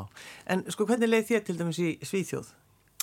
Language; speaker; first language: Icelandic; native; Icelandic